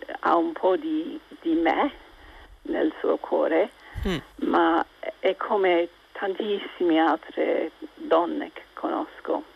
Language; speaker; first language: Italian; non-native, local second language; English